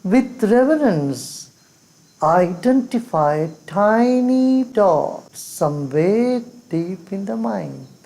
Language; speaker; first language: English; non-native, local second language; Hindi